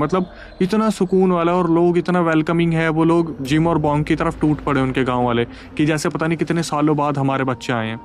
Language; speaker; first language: Hindi; native; Hindi